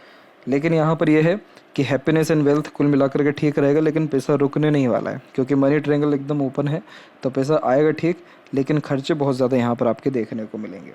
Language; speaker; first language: Hindi; native; Hindi